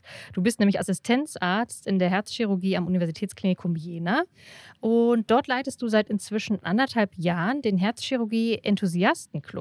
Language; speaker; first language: German; native; German